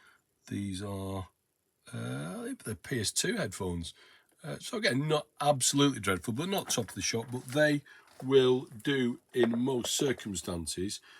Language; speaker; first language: English; native; English